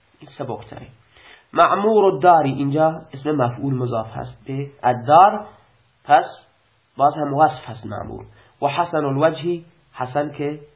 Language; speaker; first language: Persian; non-native, local second language; Baluchi